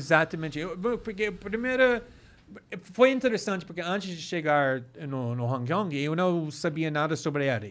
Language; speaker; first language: Portuguese; non-native, fluent; English